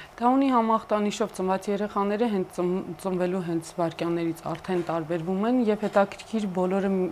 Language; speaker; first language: Armenian; native; Armenian